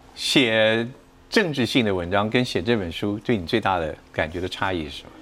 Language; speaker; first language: Chinese; native; Chinese